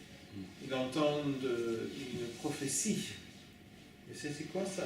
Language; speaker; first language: French; non-native, fluent; English